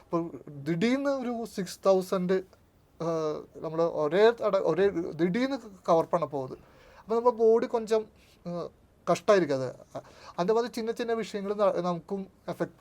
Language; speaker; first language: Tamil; non-native, learner; Malayalam